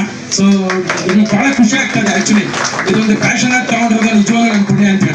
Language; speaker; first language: Kannada; native; Kannada